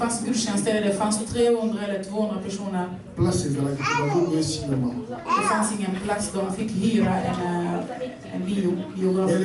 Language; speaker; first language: Swedish; non-native, fluent; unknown